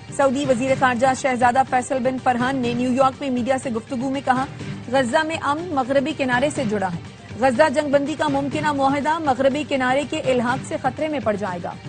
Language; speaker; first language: Urdu; native; Urdu